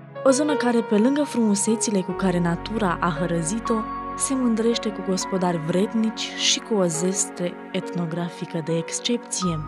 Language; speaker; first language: Romanian; native; Romanian